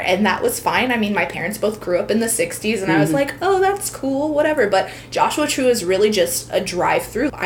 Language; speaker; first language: English; native; English